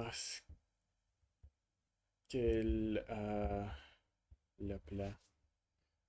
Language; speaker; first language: French; non-native, learner; Russian